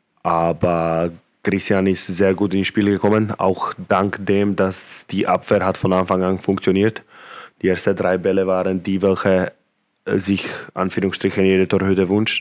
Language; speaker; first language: German; non-native, fluent; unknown